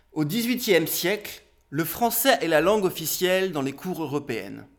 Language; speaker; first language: French; native; French